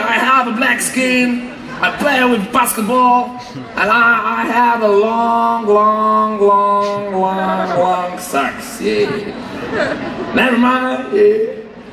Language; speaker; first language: English; non-native, learner; Polish